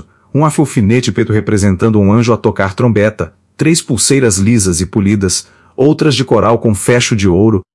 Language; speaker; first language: Portuguese; native; Portuguese